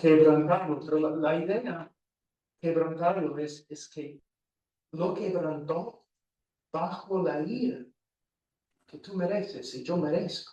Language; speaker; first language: Spanish; non-native, fluent; English